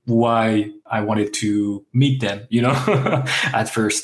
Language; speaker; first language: English; non-native, fluent; French